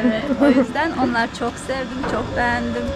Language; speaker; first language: Turkish; non-native, fluent; Turkmen